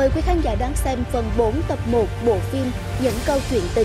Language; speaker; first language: Vietnamese; native; Vietnamese